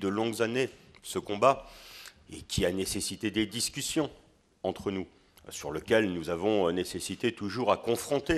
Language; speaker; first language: French; native; French